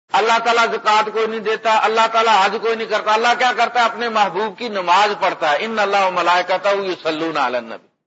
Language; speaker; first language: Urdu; non-native, local second language; Punjabi